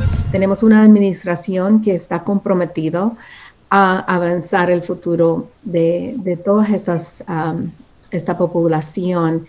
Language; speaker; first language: Spanish; early bilingual, other home language; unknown